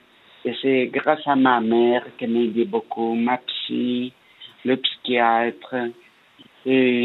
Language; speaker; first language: French; non-native, learner; Portuguese